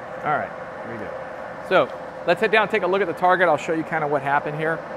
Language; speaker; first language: English; native; English